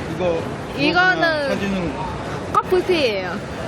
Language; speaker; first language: Korean; non-native, learner; Vietnamese